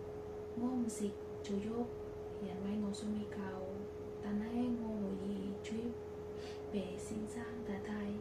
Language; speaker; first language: Cantonese; non-native, learner; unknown